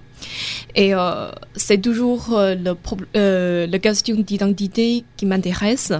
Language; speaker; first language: French; non-native, fluent; Chinese